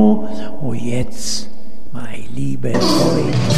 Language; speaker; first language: German; non-native, fluent; Italian